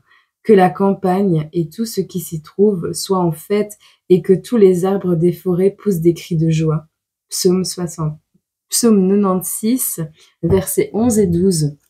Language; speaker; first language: French; native; French